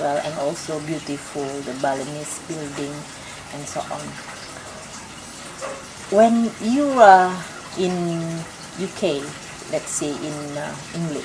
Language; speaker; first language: English; non-native, local second language; Indonesian